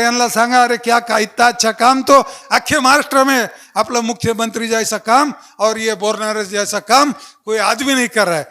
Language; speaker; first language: Hindi; non-native, local second language; Marathi